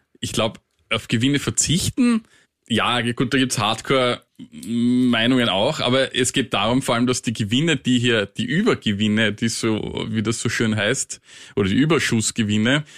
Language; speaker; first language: German; native; German